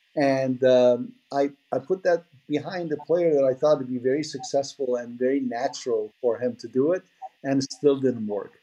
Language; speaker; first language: English; early bilingual, other home language; Persian